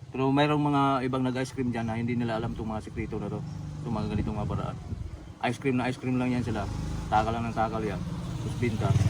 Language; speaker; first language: Filipino; non-native, local second language; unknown